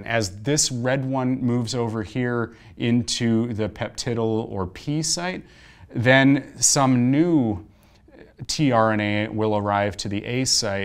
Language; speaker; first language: English; native; English